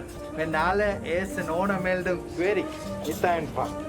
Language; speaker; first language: German; non-native, learner; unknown